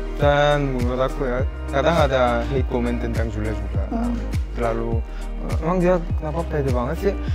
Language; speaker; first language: Indonesian; non-native, fluent; Korean